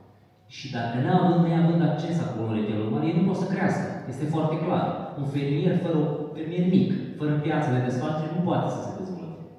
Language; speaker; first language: Romanian; native; Romanian